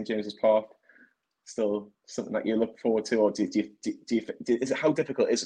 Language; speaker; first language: English; native; English